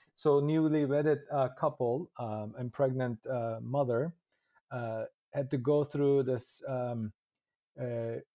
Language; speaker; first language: English; non-native, fluent; Uyghur